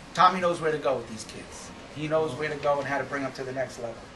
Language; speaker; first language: English; native; English